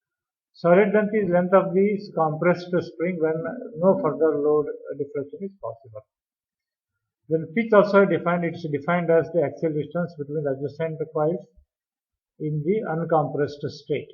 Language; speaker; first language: English; non-native, local second language; Kannada